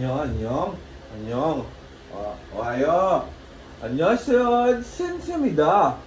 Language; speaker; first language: Korean; non-native, learner; Filipino